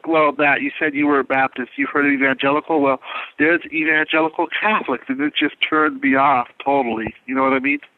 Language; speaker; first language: English; native; English